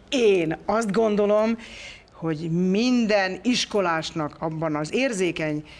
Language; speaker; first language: Hungarian; early bilingual, other home language; Greek